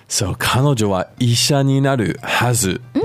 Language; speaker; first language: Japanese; non-native, fluent; English